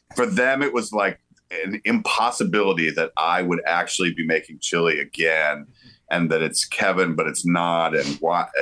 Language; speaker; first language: English; native; English